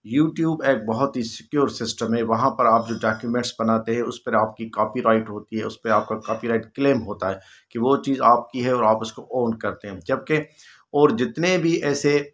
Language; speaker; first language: Urdu; non-native, local second language; Sindhi